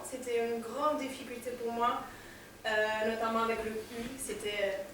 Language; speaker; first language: French; non-native, fluent; Portuguese